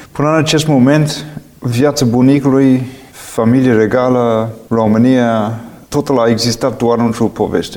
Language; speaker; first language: Romanian; non-native, fluent; English